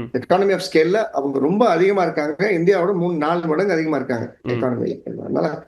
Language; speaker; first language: Tamil; native; Tamil